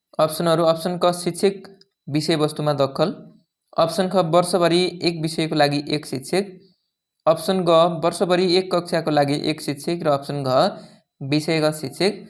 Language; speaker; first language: Nepali; native; Nepali